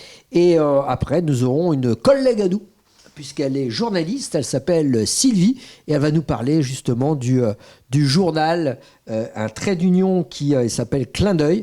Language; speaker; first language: French; native; French